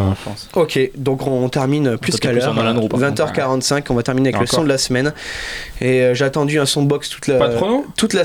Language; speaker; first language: French; native; French